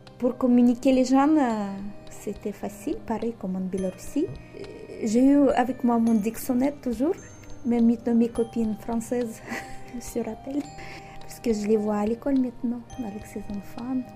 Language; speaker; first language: French; non-native, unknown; Russian